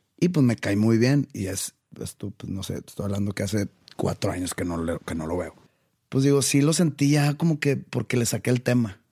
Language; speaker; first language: Spanish; native; Spanish